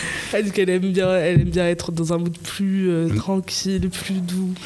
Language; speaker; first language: French; native; French